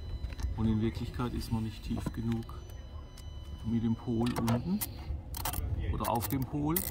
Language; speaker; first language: German; native; German